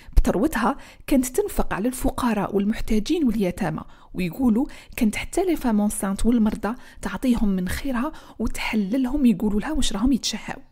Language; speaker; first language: Arabic; native; Arabic